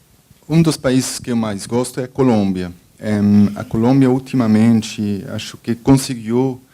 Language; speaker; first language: Portuguese; non-native, fluent; Spanish